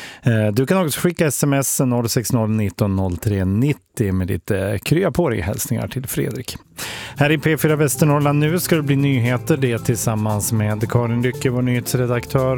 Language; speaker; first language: Swedish; native; Swedish